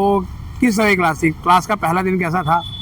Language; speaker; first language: Hindi; native; Hindi